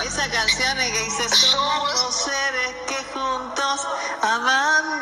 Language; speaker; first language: Spanish; native; Spanish